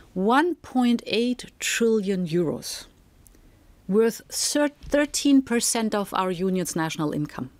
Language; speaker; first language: English; non-native, fluent; German